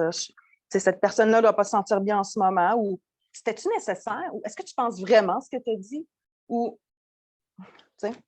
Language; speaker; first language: French; native; French